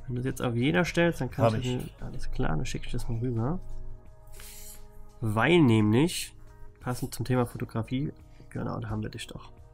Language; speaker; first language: German; native; German